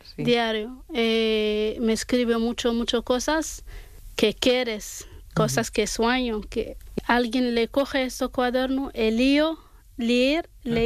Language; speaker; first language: Spanish; non-native, learner; Arabic